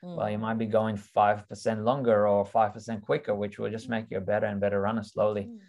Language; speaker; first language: English; early bilingual, other home language; Russian